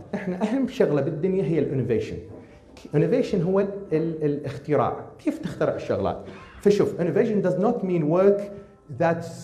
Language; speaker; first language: Arabic; native; Arabic